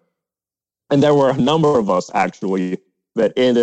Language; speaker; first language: English; native; English